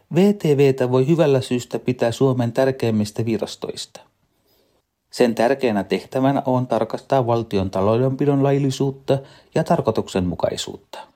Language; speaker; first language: Finnish; non-native, fluent; Sinhala